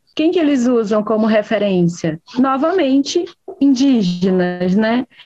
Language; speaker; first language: Portuguese; native; Portuguese